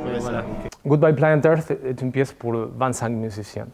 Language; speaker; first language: French; non-native, fluent; Spanish